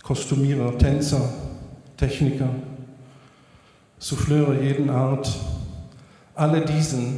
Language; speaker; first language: German; non-native, fluent; Hebrew